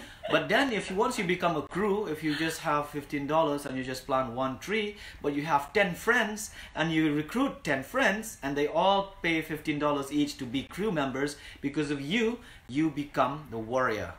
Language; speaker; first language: English; non-native, local second language; Khasi